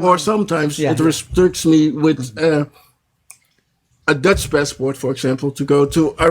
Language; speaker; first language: English; non-native, fluent; Dutch